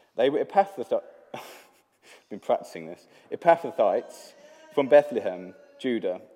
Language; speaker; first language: English; native; English